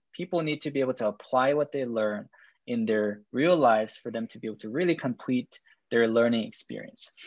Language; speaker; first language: English; non-native, fluent; Korean